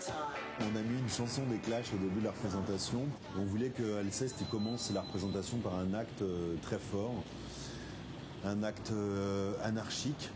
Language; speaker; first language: French; native; French